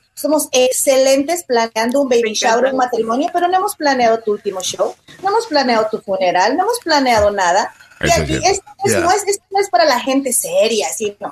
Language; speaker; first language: Spanish; native; Spanish